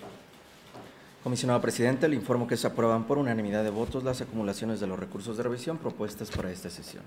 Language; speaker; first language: Spanish; native; Spanish